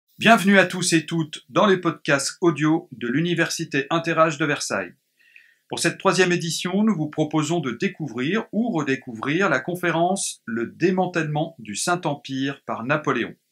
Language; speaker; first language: French; native; French